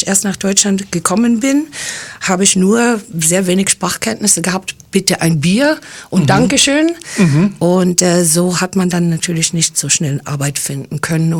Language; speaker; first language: German; early bilingual, other home language; English